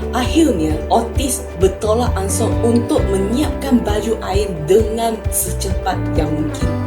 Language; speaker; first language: Malay; non-native, local second language; Chinese